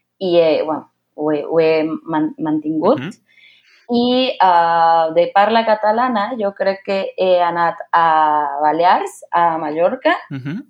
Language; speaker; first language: Catalan; non-native, fluent; Spanish